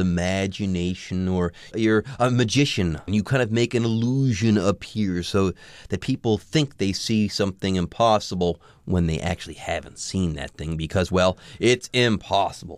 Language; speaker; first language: English; native; English